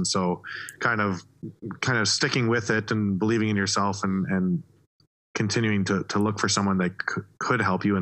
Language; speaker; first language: English; native; English